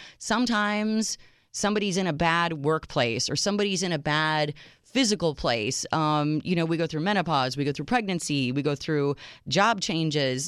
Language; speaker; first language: English; native; English